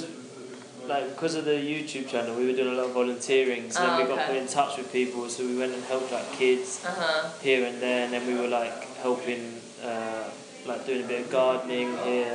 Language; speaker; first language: English; native; English